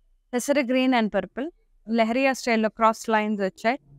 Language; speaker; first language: English; non-native, local second language; Telugu